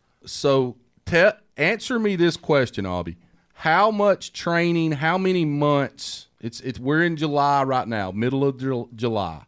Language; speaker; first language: English; native; English